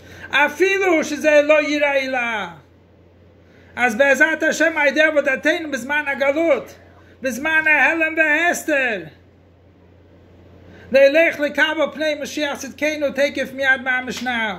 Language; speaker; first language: Hebrew; non-native, fluent; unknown